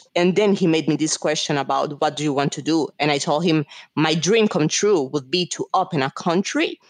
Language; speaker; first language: English; non-native, fluent; Spanish